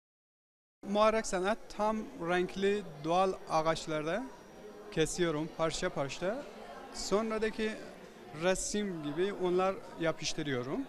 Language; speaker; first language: Turkish; non-native, learner; Persian